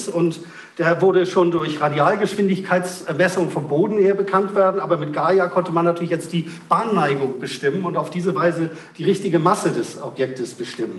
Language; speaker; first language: German; native; German